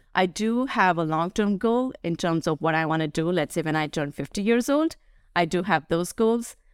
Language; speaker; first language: English; non-native, local second language; Hindi